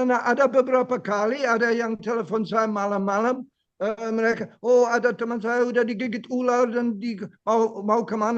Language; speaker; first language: Indonesian; non-native, fluent; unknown